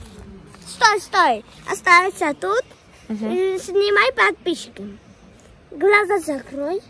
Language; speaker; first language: Russian; non-native, learner; Armenian